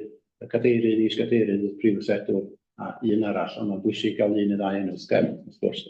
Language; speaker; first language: Welsh; native; Welsh